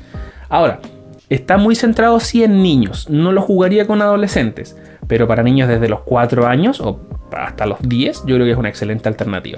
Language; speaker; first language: Spanish; native; Spanish